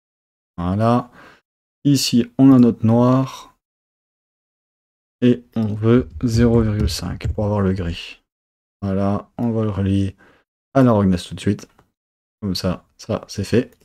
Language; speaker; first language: French; native; French